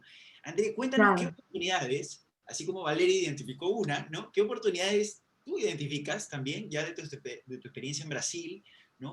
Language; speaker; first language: Spanish; native; Spanish